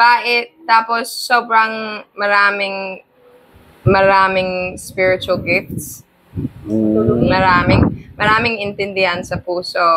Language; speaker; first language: Filipino; non-native, learner; English